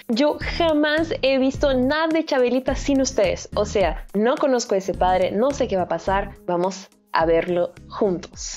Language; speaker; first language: Spanish; non-native, fluent; Portuguese